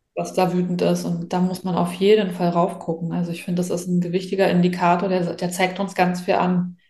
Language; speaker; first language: German; native; German